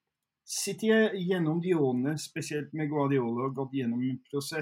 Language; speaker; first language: Norwegian; non-native, fluent; English